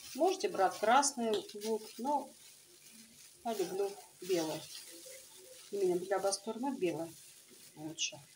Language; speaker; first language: Russian; non-native, learner; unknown